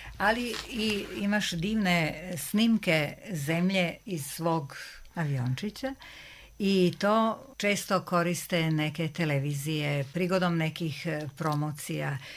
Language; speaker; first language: Serbian; native; Serbian